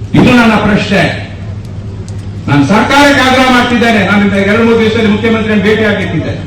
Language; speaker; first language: Kannada; native; Kannada